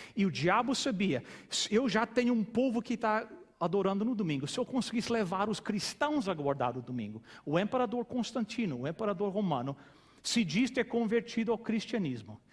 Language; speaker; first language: Portuguese; non-native, fluent; English